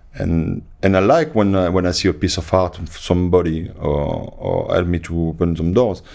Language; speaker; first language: English; non-native, fluent; French